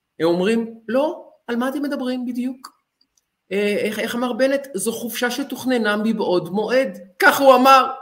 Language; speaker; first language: Hebrew; native; Hebrew